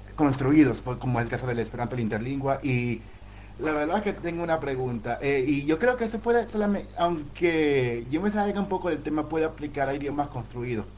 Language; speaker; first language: Spanish; native; Spanish